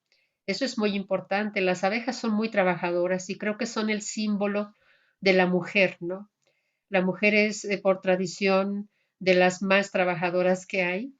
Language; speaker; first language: Spanish; native; Spanish